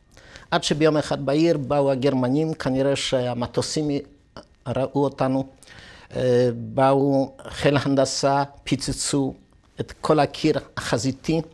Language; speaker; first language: Hebrew; non-native, fluent; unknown